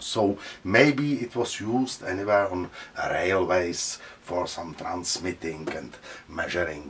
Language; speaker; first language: English; non-native, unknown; Czech